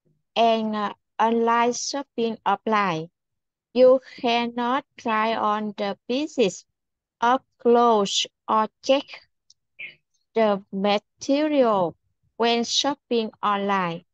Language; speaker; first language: English; non-native, learner; Vietnamese